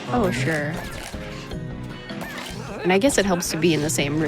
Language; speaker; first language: English; native; English